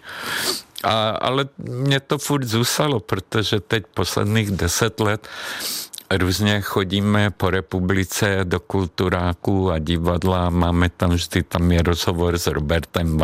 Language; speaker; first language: Czech; non-native, fluent; Hungarian